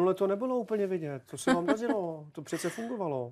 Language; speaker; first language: Czech; native; Czech